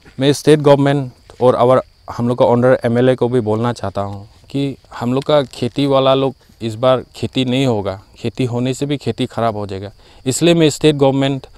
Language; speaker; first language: Hindi; non-native, local second language; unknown